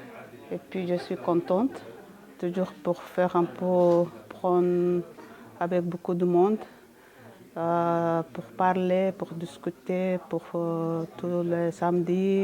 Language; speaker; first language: French; non-native, learner; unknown